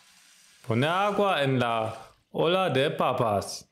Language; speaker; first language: Spanish; non-native, learner; German